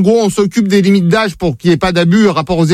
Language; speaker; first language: French; native; French